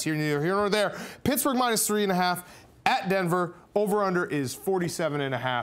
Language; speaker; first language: English; native; English